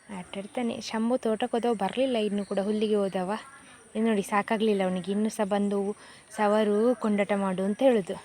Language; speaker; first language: Kannada; non-native, local second language; Konkani